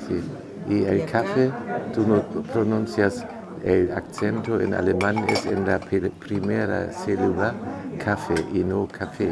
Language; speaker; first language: Spanish; non-native, fluent; German